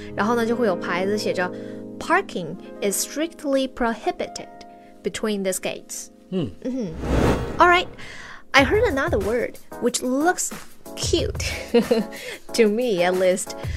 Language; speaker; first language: English; non-native, fluent; Chinese